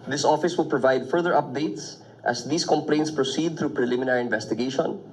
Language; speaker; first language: English; non-native, local second language; Filipino